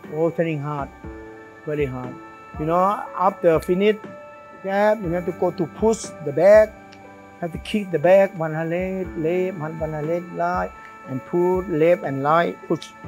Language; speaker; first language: English; non-native, learner; Thai